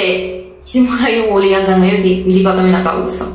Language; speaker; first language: Filipino; non-native, learner; Chinese